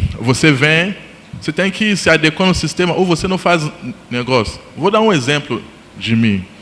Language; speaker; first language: Portuguese; non-native, fluent; Lingala